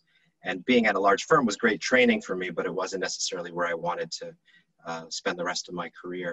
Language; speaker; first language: English; native; English